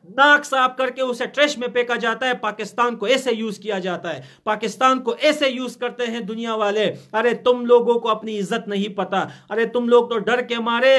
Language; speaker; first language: Urdu; non-native, fluent; Pashto